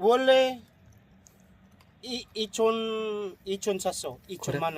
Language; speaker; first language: Korean; non-native, learner; Filipino